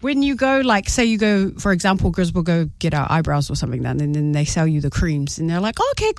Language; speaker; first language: English; native; English